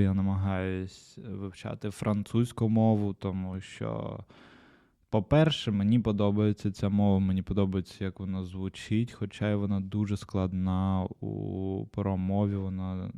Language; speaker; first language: Ukrainian; non-native, local second language; Russian